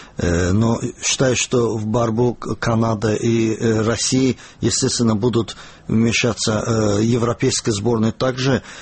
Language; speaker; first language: Russian; non-native, local second language; Azerbaijani